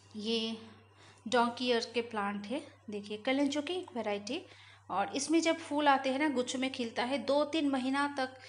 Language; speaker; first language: Hindi; non-native, local second language; Bangla